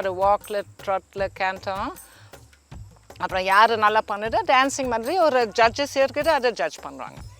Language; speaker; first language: Tamil; non-native, learner; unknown